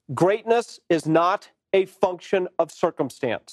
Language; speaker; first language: English; native; English